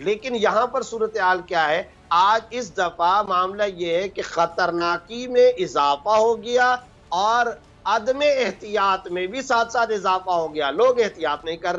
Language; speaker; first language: Urdu; native; Urdu